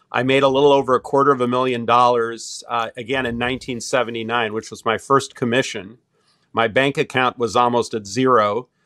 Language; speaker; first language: English; native; English